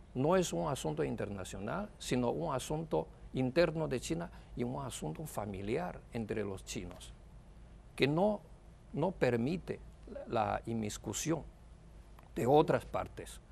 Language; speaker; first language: Spanish; non-native, fluent; Chinese